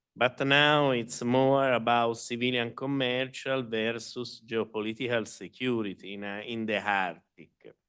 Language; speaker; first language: English; non-native, fluent; Italian